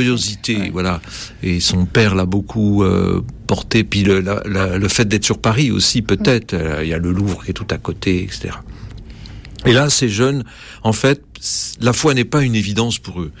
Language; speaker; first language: French; native; French